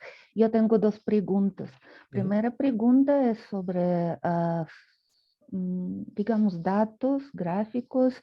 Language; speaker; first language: Spanish; non-native, fluent; Russian